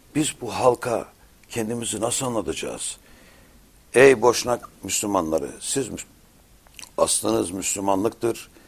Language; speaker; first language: Turkish; native; Turkish